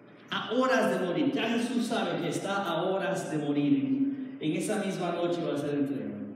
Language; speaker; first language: Spanish; early bilingual, heritage; Spanish